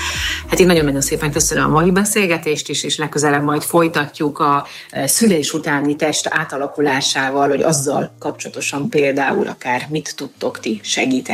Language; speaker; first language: Hungarian; native; Hungarian